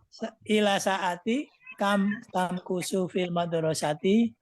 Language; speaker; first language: Arabic; non-native, learner; Indonesian